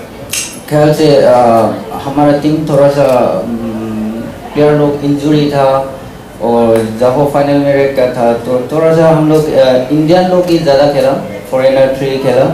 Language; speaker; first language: Hindi; non-native, local second language; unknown